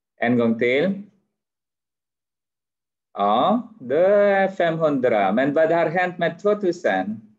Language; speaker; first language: Swedish; non-native, fluent; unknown